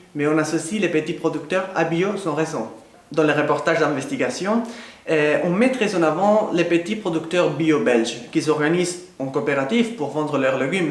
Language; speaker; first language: French; non-native, fluent; Spanish